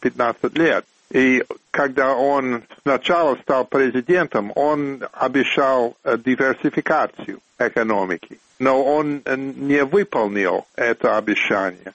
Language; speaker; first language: Russian; non-native, fluent; English